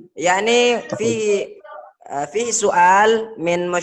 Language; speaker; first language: Arabic; non-native, fluent; Indonesian